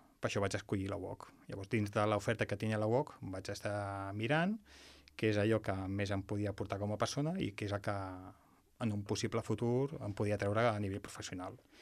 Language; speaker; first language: Catalan; non-native, local second language; Spanish